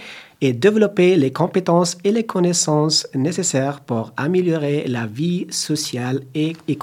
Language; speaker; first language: French; non-native, fluent; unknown